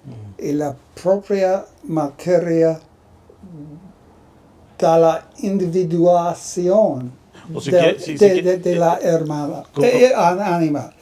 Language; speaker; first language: Spanish; non-native, learner; English